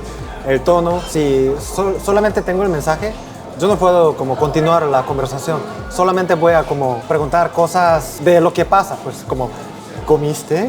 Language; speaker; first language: Spanish; non-native, fluent; Korean